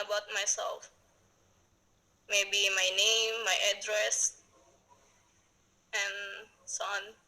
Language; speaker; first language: English; non-native, learner; Indonesian